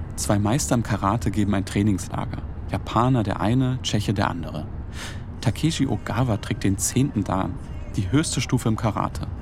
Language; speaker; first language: German; native; German